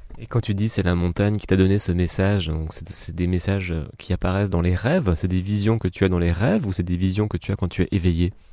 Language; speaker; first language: French; native; French